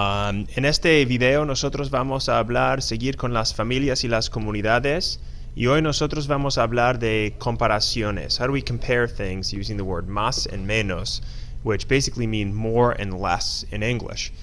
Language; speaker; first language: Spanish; non-native, fluent; English